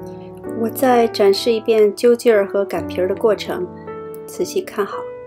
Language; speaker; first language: Chinese; native; Chinese